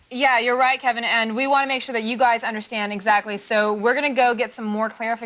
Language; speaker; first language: English; native; English